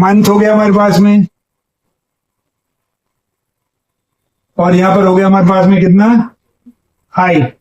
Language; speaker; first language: Hindi; native; Hindi